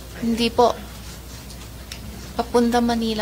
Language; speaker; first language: Filipino; non-native, learner; Chinese